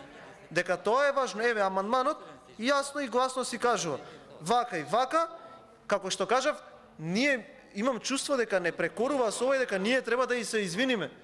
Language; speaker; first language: Macedonian; native; Macedonian